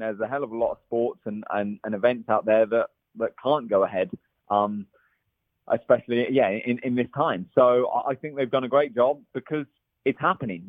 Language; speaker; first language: English; native; English